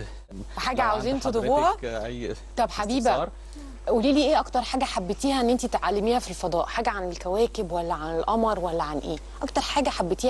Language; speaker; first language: Arabic; native; Arabic